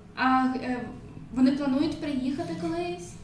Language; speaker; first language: Ukrainian; native; Ukrainian